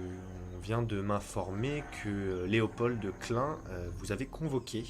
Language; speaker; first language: French; native; French